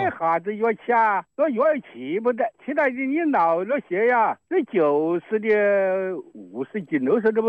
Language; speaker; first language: Chinese; native; Chinese